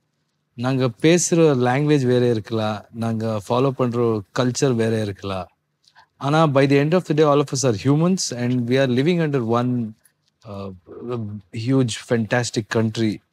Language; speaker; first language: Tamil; non-native, local second language; Kannada